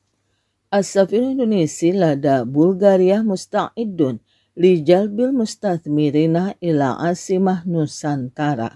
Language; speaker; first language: Arabic; non-native, fluent; Indonesian